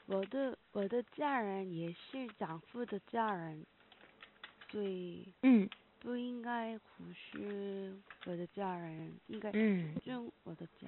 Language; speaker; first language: Chinese; non-native, learner; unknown